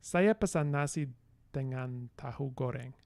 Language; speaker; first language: Indonesian; non-native, learner; English